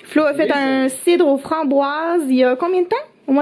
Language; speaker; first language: French; native; French